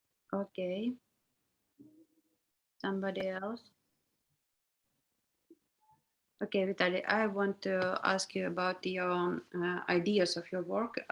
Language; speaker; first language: English; non-native, learner; Ukrainian